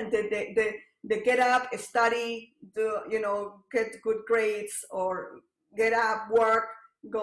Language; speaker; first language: English; non-native, fluent; Spanish